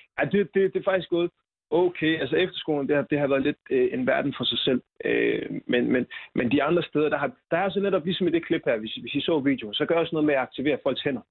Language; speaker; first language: Danish; early bilingual, other home language; Swahili